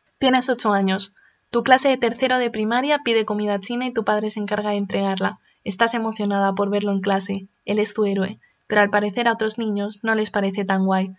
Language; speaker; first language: Spanish; early bilingual, other home language; Chinese